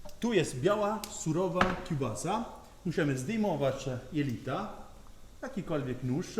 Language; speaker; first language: Polish; non-native, learner; Italian